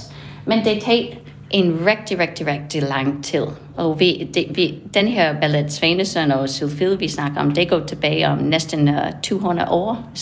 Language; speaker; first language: Danish; non-native, fluent; English